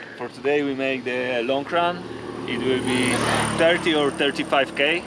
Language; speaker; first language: English; non-native, learner; Polish